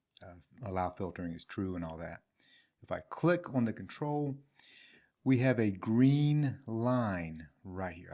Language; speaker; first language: English; native; English